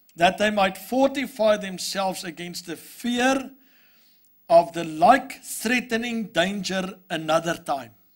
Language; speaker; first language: English; non-native, local second language; Afrikaans